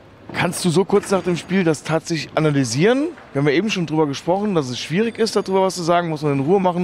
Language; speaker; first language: German; native; German